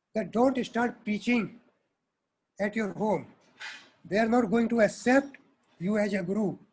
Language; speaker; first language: English; non-native, local second language; Hindi